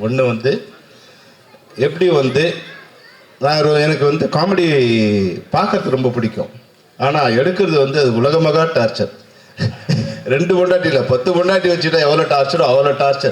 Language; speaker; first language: Tamil; native; Tamil